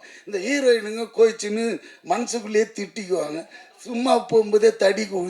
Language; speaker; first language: Tamil; native; Tamil